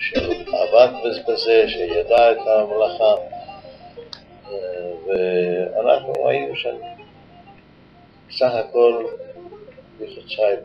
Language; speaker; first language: Hebrew; non-native, fluent; Yiddish